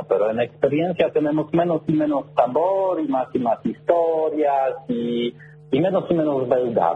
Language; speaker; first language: Spanish; non-native, learner; Polish